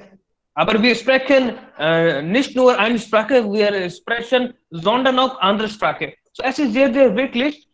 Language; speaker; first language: German; non-native, learner; Hindi